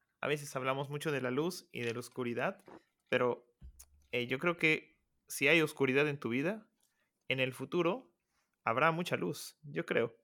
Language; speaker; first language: Spanish; native; Spanish